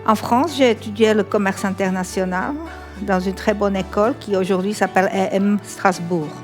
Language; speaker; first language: French; non-native, fluent; Czech